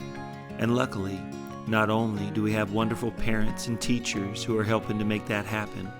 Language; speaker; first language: English; native; English